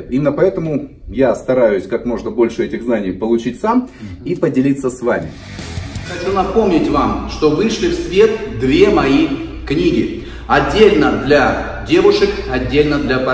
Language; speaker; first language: Russian; native; Russian